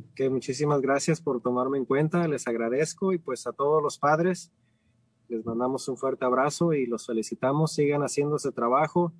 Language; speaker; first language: Spanish; native; Spanish